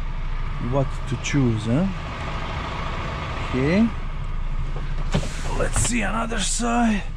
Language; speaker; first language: English; non-native, learner; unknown